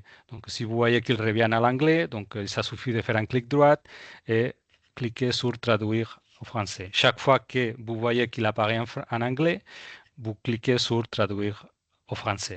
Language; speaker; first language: French; non-native, fluent; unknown